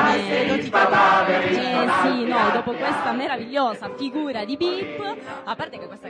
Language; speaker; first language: Italian; native; Italian